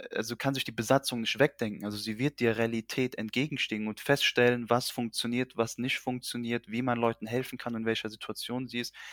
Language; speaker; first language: German; early bilingual, heritage; Urdu